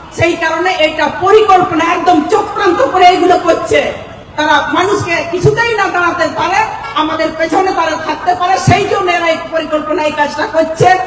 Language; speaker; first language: Bangla; non-native, local second language; Santali